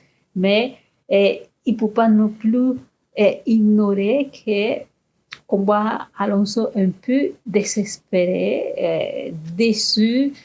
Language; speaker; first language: French; non-native, fluent; Spanish